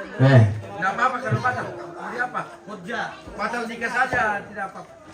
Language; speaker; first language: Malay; non-native, local second language; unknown